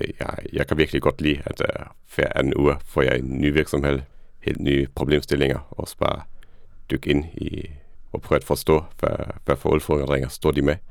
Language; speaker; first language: Danish; non-native, fluent; Luxembourgish